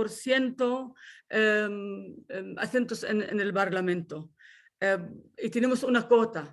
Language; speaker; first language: Spanish; non-native, fluent; Arabic